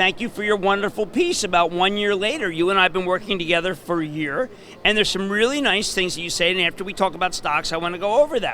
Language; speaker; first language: English; native; English